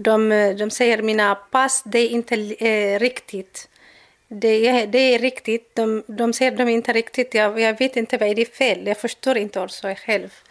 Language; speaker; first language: Swedish; non-native, learner; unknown